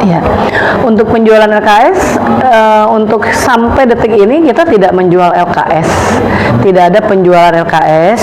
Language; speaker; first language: Indonesian; native; Indonesian